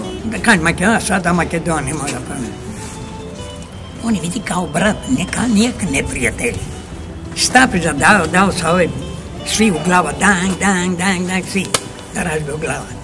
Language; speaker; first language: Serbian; early bilingual, heritage; Greek